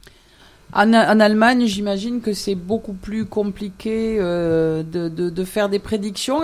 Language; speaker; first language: French; native; French